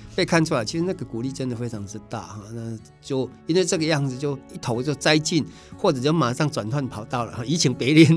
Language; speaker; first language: Chinese; non-native, local second language; Min Nan Chinese